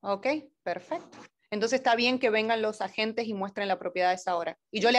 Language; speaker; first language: Spanish; native; Spanish